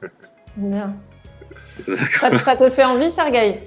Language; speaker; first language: French; native; French